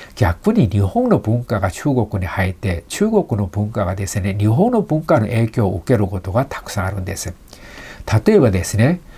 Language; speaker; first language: Japanese; non-native, fluent; Chinese